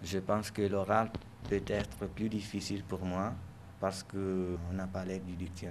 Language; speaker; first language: French; non-native, fluent; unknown